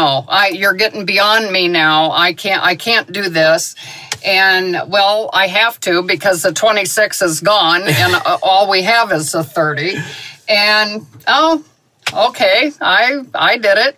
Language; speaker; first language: English; native; English